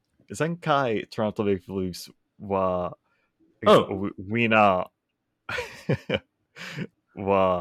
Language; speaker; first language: Japanese; non-native, learner; English